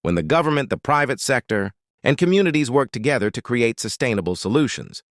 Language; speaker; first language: English; non-native, local second language; Filipino